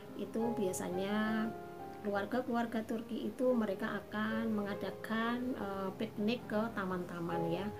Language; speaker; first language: Indonesian; native; Indonesian